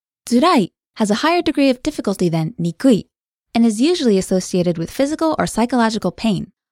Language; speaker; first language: English; native; English